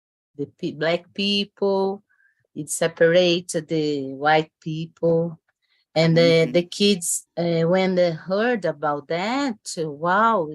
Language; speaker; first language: English; non-native, learner; Portuguese